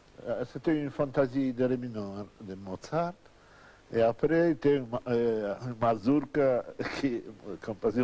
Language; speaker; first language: French; non-native, learner; Russian